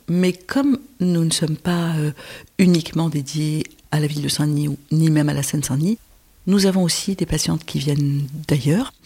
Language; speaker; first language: French; non-native, local second language; Arabic